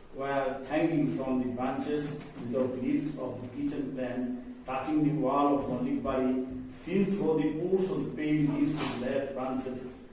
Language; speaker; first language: English; non-native, local second language; Bangla